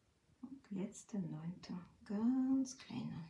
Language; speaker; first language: German; non-native, fluent; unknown